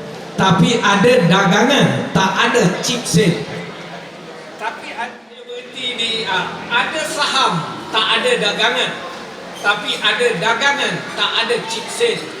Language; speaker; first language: Malay; native; Malay